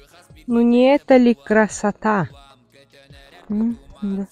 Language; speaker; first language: Russian; non-native, local second language; Yakut